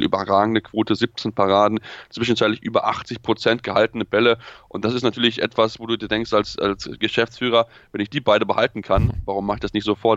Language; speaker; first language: German; native; German